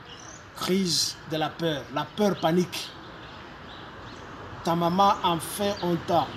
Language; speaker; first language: French; non-native, local second language; Lingala